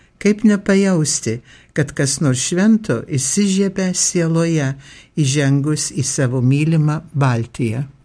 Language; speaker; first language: Lithuanian; early bilingual, heritage; Lithuanian